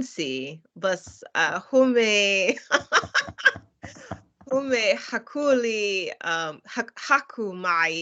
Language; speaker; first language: Arabic; non-native, learner; English